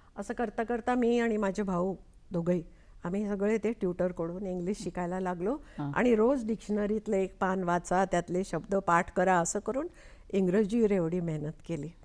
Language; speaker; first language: Marathi; non-native, local second language; Konkani